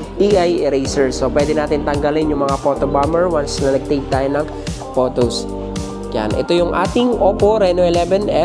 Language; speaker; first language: Filipino; native; Filipino